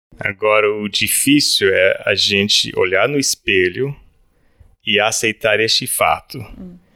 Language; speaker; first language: Portuguese; early bilingual, other home language; English